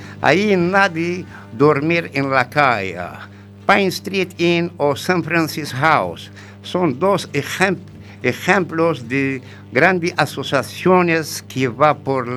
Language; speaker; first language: Spanish; non-native, learner; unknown